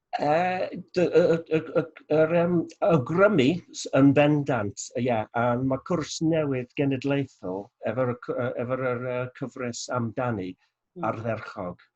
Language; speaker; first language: Welsh; non-native, local second language; English